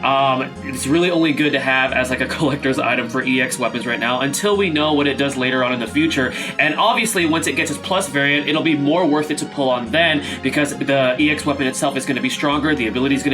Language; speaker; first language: English; native; English